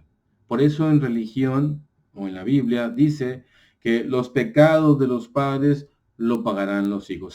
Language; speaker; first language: Spanish; native; Spanish